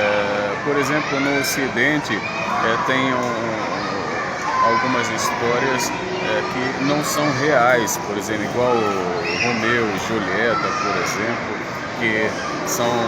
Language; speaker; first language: Portuguese; non-native, fluent; Arabic